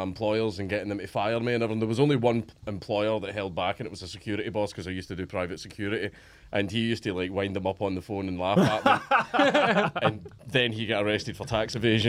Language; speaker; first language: English; native; English